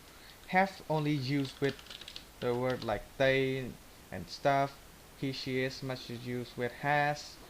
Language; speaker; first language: English; non-native, learner; Vietnamese